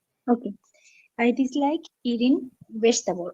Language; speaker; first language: English; non-native, learner; Spanish